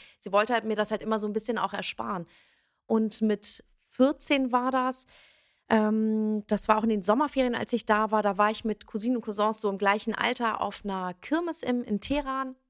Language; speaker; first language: German; early bilingual, other home language; Persian